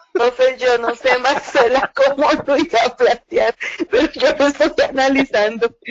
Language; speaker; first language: Spanish; native; Spanish